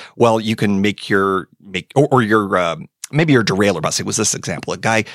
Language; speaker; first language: English; native; English